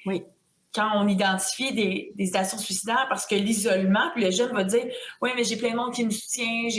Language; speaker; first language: French; native; French